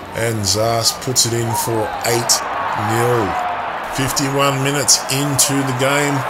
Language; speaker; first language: English; native; English